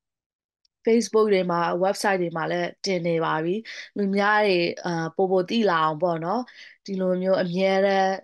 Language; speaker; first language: Burmese; non-native, local second language; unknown